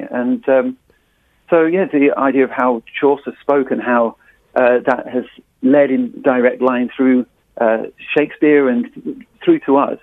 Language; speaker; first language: English; native; English